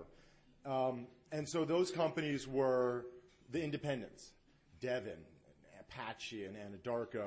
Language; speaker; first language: English; native; English